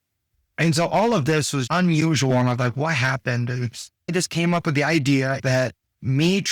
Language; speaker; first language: English; native; English